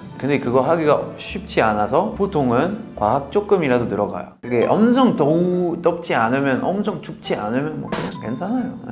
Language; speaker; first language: Korean; non-native, fluent; French